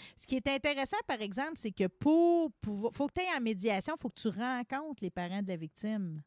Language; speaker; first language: French; native; French